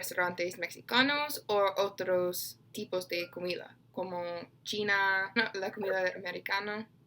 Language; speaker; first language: Spanish; non-native, learner; English